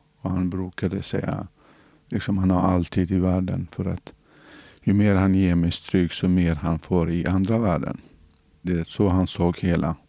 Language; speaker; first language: Swedish; non-native, fluent; Central Kurdish